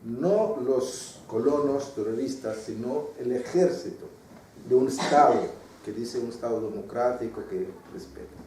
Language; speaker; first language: Spanish; non-native, fluent; Arabic